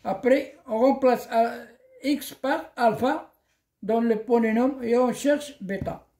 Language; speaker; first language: French; non-native, local second language; Arabic